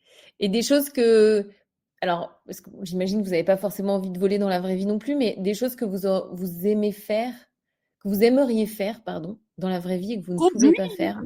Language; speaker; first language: French; native; French